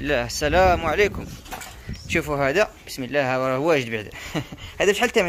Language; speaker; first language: Arabic; native; Arabic